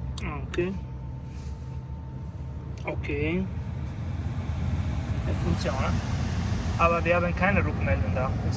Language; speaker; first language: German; non-native, learner; Italian